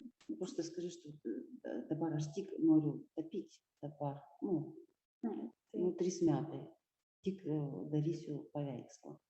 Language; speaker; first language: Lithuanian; non-native, local second language; Russian